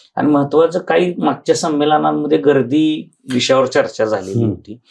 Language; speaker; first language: Marathi; native; Marathi